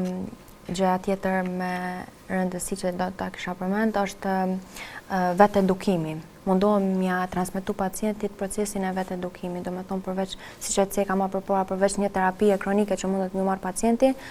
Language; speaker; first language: Albanian; native; Albanian